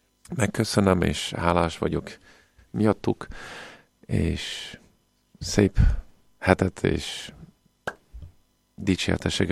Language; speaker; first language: Hungarian; non-native, fluent; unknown